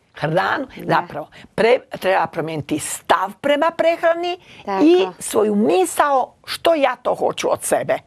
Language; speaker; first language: Croatian; native; Croatian